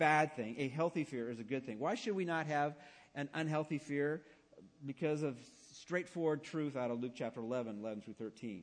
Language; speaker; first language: English; native; English